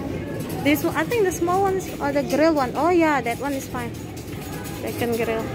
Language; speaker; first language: English; non-native, learner; Indonesian